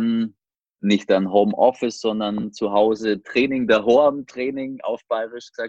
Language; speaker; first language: German; native; German